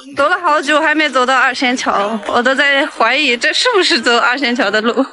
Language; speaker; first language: Chinese; non-native, local second language; Tibetan